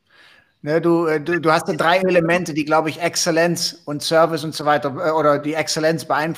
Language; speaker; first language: German; native; German